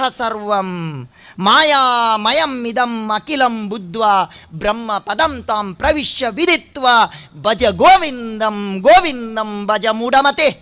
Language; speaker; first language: Kannada; non-native, local second language; Tulu